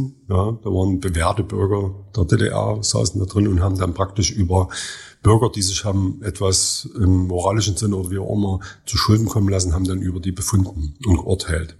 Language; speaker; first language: German; native; German